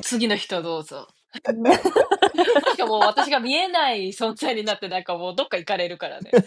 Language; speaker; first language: Japanese; native; Japanese